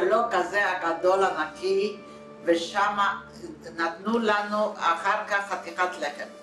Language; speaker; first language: Hebrew; non-native, fluent; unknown